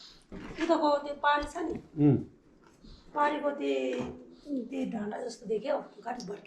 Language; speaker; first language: Nepali; non-native, local second language; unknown